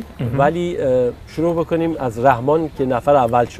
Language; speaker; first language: Persian; native; Persian